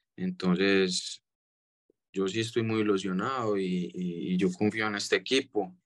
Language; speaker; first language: Spanish; native; Spanish